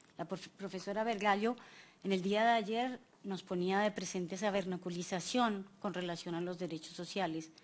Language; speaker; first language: Spanish; native; Spanish